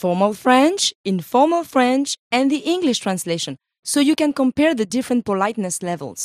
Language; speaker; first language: English; non-native, fluent; French